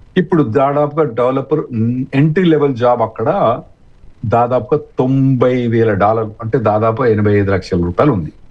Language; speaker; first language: Telugu; native; Telugu